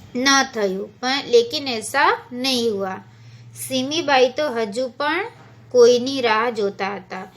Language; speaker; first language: Hindi; non-native, local second language; Gujarati